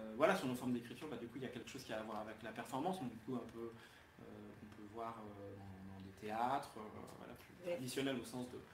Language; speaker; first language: French; native; French